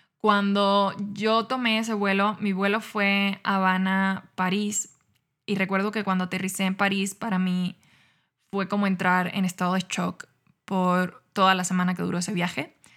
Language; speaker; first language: Spanish; native; Spanish